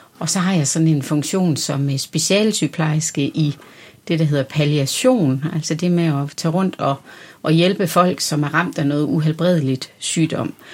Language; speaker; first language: Danish; native; Danish